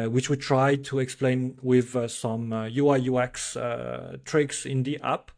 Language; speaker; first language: English; non-native, fluent; French